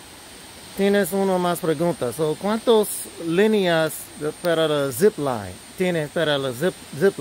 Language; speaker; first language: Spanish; non-native, learner; English